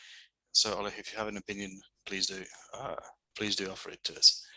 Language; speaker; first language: English; non-native, fluent; Serbian